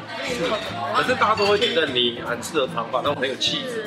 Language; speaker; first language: Chinese; native; Chinese